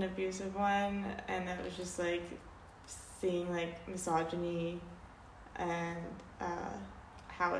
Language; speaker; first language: English; native; English